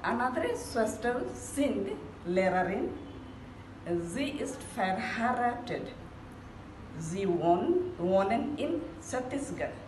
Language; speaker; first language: German; non-native, learner; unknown